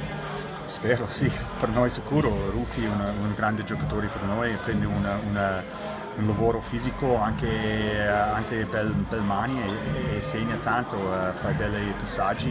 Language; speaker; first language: Italian; non-native, learner; English